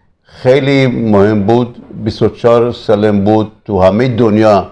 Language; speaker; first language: Persian; early bilingual, other home language; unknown